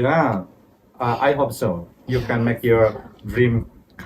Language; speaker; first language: English; non-native, fluent; Indonesian